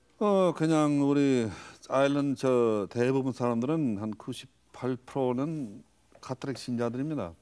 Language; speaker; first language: Korean; non-native, fluent; English